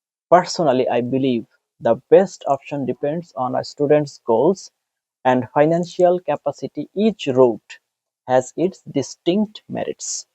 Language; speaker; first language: English; non-native, local second language; Bangla